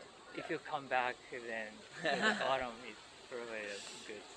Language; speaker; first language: English; non-native, fluent; Japanese